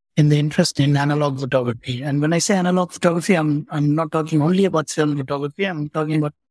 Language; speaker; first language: English; non-native, local second language; Tamil